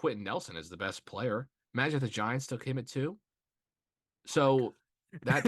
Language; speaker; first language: English; native; English